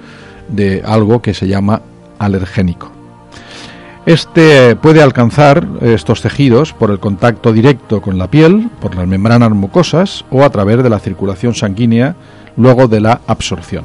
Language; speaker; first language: Spanish; native; Spanish